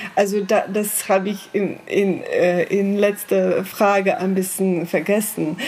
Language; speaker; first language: German; non-native, fluent; Slovenian